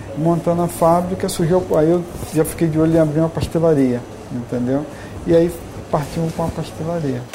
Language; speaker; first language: Portuguese; native; Portuguese